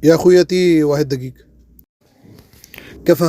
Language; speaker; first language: Arabic; non-native, learner; Urdu